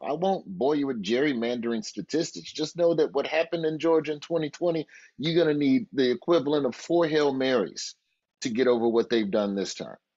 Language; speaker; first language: English; native; English